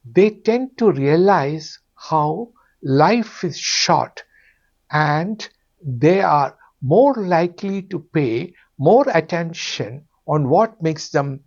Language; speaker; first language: English; non-native, local second language; Malayalam